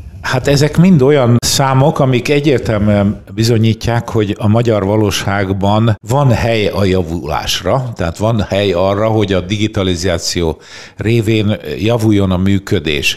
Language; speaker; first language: Hungarian; native; Hungarian